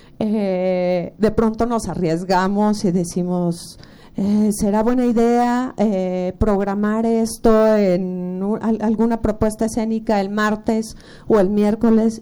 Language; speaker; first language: Spanish; native; Spanish